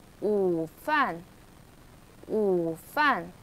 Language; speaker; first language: Chinese; non-native, fluent; Vietnamese